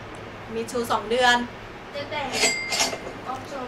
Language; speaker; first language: English; non-native, learner; Thai